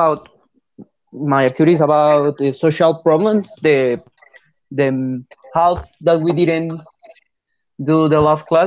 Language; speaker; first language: English; non-native, learner; Spanish